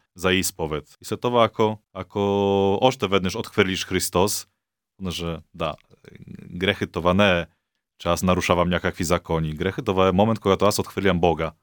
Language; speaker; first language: Bulgarian; non-native, fluent; Polish